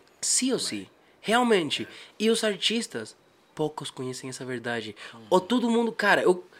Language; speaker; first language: Portuguese; non-native, fluent; Spanish